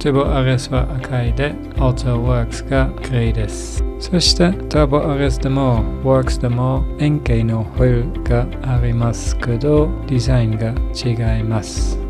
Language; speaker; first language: Japanese; non-native, learner; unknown